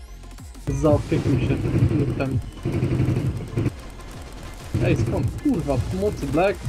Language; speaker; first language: Polish; native; Polish